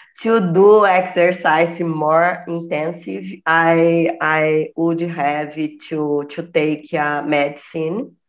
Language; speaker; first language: English; non-native, learner; Portuguese